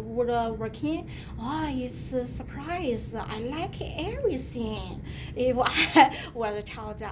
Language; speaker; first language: English; non-native, learner; Chinese